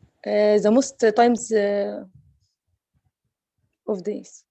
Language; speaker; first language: English; non-native, learner; Arabic